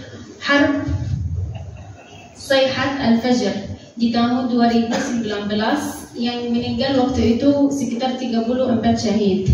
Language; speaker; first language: Indonesian; non-native, fluent; Arabic